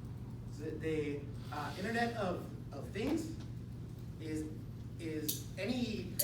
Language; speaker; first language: English; non-native, fluent; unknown